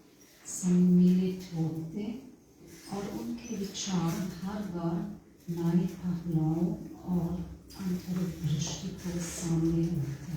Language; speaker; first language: Hindi; non-native, fluent; German